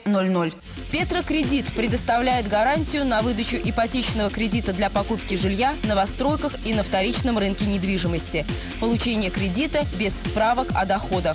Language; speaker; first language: Russian; native; Russian